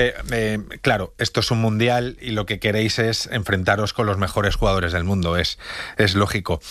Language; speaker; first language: Spanish; native; Spanish